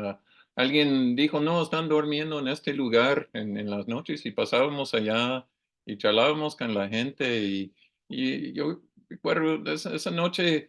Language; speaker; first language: Spanish; non-native, learner; English